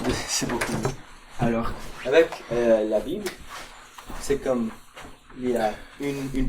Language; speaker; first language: French; non-native, learner; English